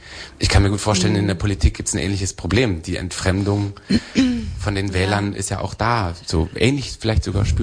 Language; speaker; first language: German; native; German